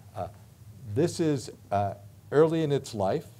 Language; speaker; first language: English; native; English